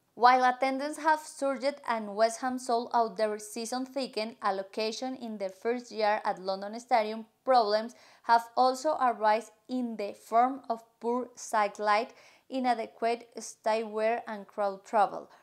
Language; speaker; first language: English; non-native, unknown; Spanish